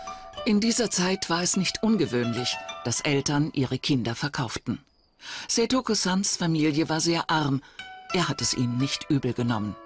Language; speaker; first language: German; native; German